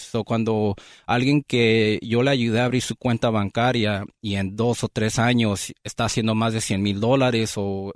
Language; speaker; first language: Spanish; early bilingual, other home language; English